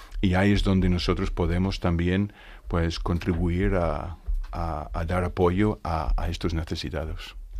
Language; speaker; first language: Spanish; non-native, fluent; English